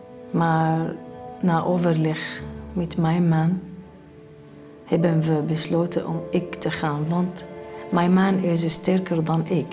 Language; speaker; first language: Dutch; non-native, learner; Arabic